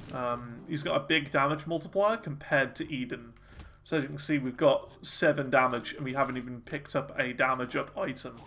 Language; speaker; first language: English; native; English